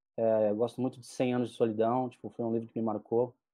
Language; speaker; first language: Portuguese; native; Portuguese